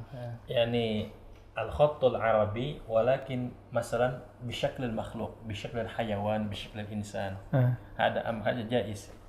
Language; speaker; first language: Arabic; non-native, learner; Indonesian